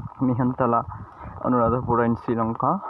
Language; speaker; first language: English; non-native, learner; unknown